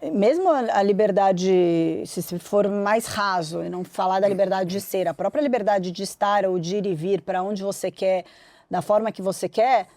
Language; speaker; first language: Portuguese; native; Portuguese